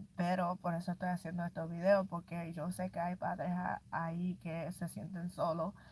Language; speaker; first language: Spanish; early bilingual, heritage; Spanish